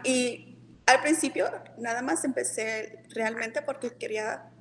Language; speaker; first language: Spanish; early bilingual, heritage; Spanish